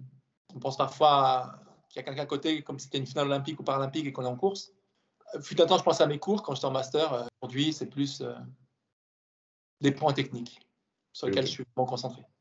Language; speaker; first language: French; native; French